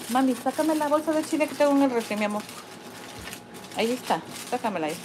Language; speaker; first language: Spanish; native; Spanish